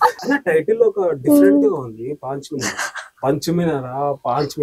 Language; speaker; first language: Telugu; native; Telugu